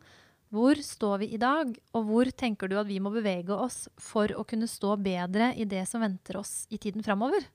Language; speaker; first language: Norwegian; native; Norwegian